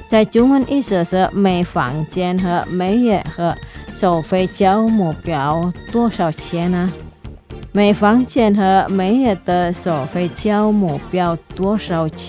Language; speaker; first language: Chinese; non-native, fluent; Indonesian